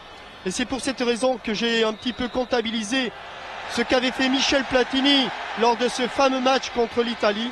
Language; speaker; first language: French; native; French